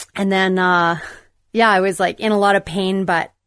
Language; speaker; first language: English; native; English